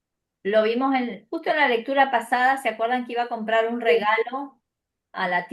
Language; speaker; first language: Spanish; native; Spanish